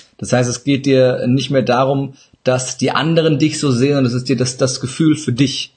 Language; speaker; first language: German; early bilingual, other home language; Turkish